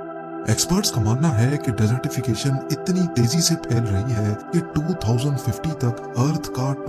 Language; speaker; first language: Urdu; native; Urdu